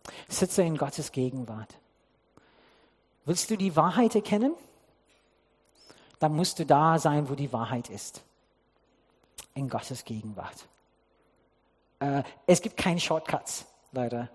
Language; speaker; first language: German; non-native, fluent; English